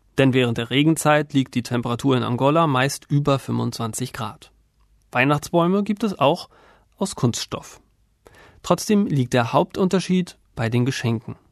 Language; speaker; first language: German; native; German